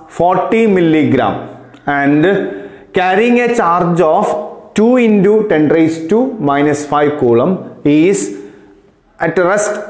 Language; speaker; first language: English; non-native, local second language; Malayalam